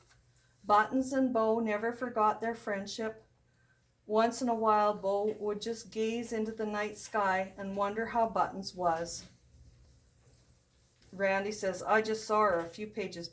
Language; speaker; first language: English; native; English